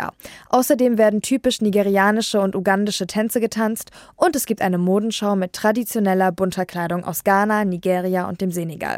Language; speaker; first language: German; native; German